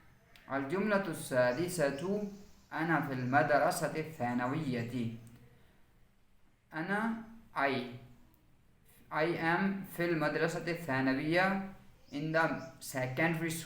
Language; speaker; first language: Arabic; non-native, fluent; Urdu